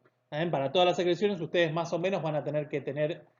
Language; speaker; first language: Spanish; native; Spanish